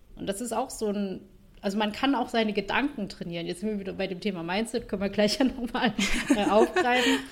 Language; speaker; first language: German; non-native, fluent; Vietnamese